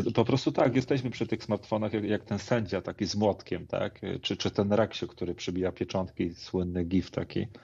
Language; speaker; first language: Polish; native; Polish